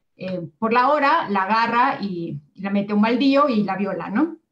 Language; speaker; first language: Spanish; native; Spanish